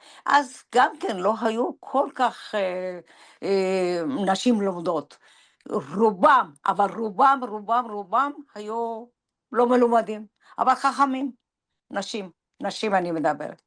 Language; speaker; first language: Hebrew; non-native, fluent; Persian